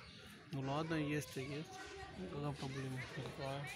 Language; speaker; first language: Russian; non-native, learner; Hindi